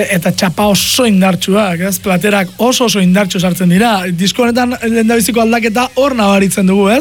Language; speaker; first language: Basque; native; Basque